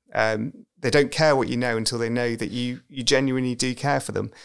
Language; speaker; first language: English; native; English